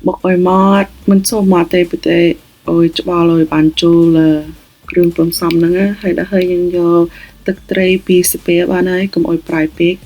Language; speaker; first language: Khmer; early bilingual, other home language; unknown